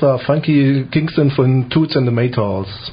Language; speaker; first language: German; native; German